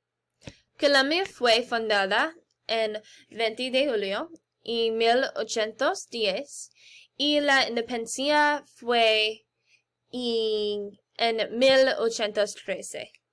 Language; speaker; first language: Spanish; non-native, learner; English